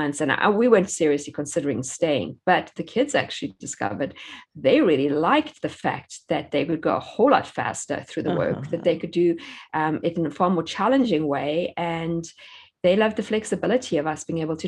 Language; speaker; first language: English; native; English